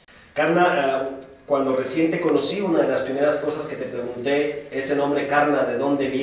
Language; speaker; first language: Spanish; native; Spanish